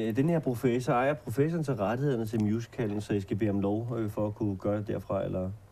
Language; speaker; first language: Danish; native; Danish